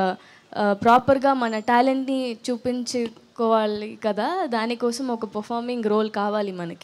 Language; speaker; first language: Telugu; non-native, local second language; Tamil